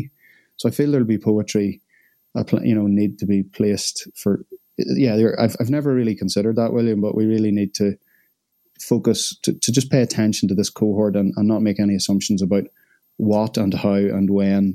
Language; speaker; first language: English; native; English